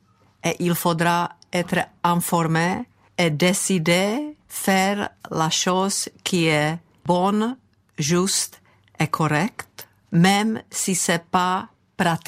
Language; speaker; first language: French; non-native, fluent; Czech